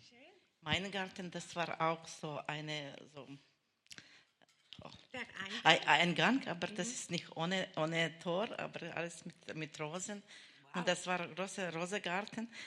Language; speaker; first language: German; non-native, learner; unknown